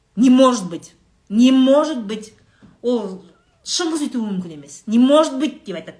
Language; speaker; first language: Russian; non-native, local second language; Kazakh